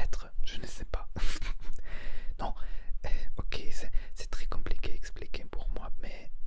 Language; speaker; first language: French; non-native, learner; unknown